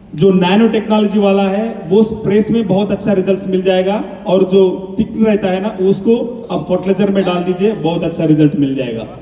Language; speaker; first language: Hindi; non-native, local second language; Telugu